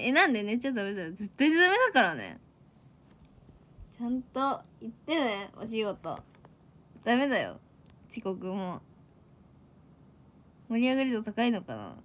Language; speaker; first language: Japanese; native; Japanese